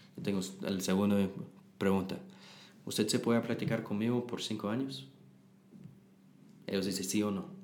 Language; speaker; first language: Spanish; non-native, learner; English